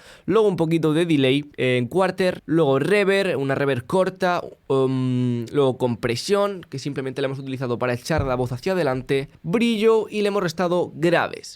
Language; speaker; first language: Spanish; native; Spanish